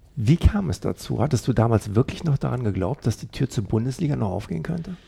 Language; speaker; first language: German; native; German